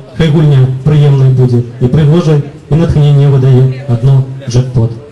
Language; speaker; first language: Belarusian; native; Belarusian